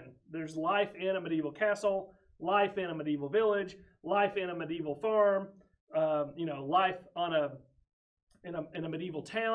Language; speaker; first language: English; native; English